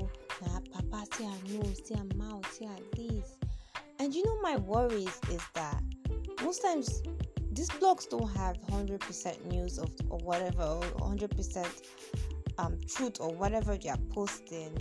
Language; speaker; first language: English; non-native, local second language; Yoruba